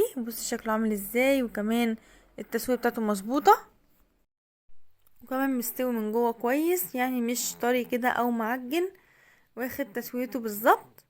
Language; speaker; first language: Arabic; native; Arabic